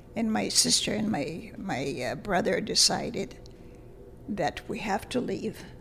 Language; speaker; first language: English; early bilingual, other home language; Lithuanian